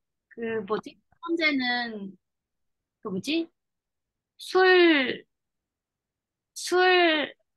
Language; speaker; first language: Korean; non-native, learner; Chinese